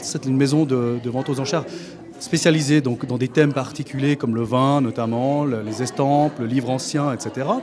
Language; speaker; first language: French; native; French